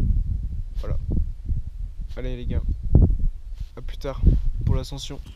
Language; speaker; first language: French; native; French